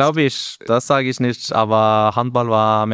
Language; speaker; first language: German; non-native, learner; Norwegian